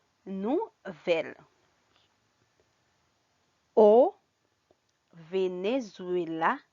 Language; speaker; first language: French; non-native, fluent; Spanish